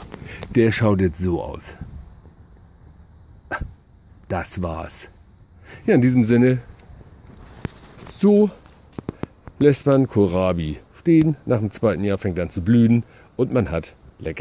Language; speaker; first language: German; native; German